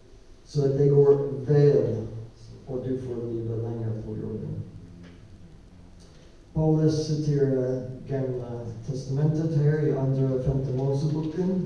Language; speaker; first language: Swedish; non-native, learner; English